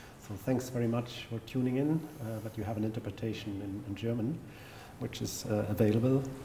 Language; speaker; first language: English; non-native, fluent; German